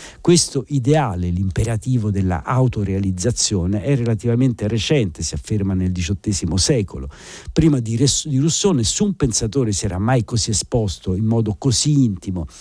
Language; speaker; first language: Italian; native; Italian